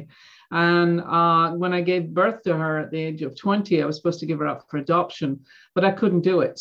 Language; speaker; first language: English; native; English